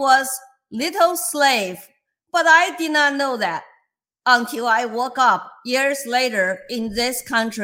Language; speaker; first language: English; non-native, fluent; Chinese